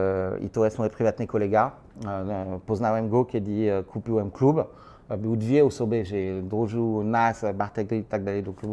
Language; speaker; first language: Polish; non-native, learner; French